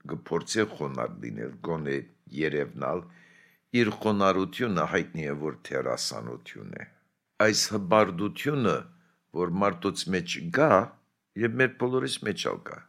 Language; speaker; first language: Armenian; early bilingual, heritage; Armenian